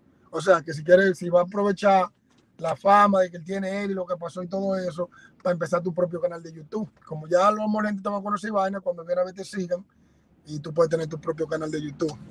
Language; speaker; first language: Spanish; early bilingual, heritage; Spanish